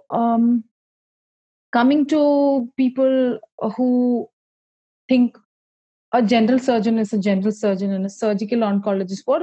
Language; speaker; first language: English; non-native, local second language; Malayalam